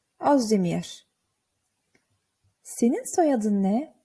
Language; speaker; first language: Turkish; early bilingual, heritage; Turkish